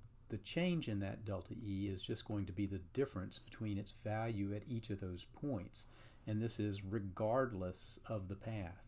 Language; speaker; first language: English; native; English